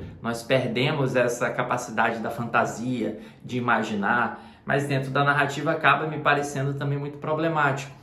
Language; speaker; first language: Portuguese; native; Portuguese